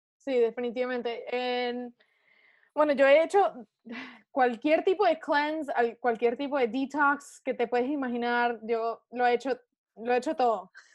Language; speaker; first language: Spanish; early bilingual, heritage; Spanish